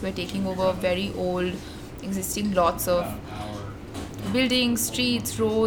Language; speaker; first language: English; non-native, local second language; Hindi